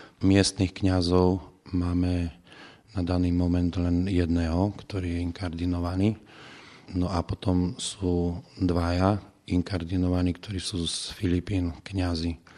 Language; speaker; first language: Slovak; native; Slovak